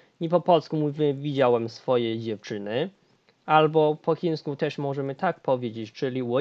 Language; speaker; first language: Polish; non-native, fluent; Chinese